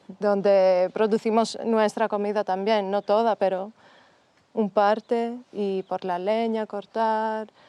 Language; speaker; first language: Spanish; non-native, fluent; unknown